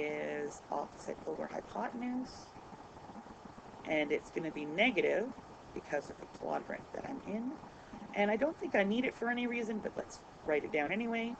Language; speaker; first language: English; native; English